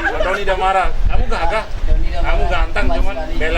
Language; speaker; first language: Indonesian; non-native, local second language; Sasak